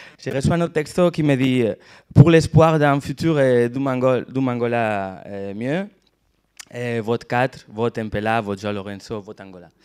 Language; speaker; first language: French; non-native, fluent; Catalan